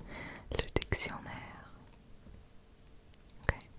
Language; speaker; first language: French; non-native, learner; English